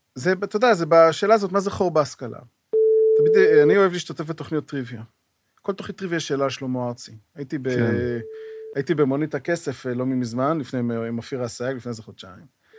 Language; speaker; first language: Hebrew; native; Hebrew